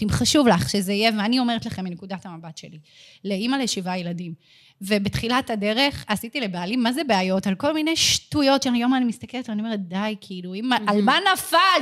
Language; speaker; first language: Hebrew; native; Hebrew